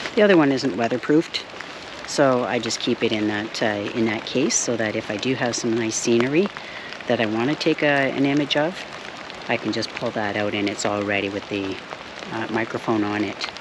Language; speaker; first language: English; native; English